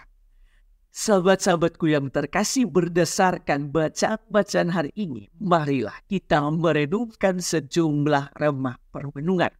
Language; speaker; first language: Indonesian; native; Indonesian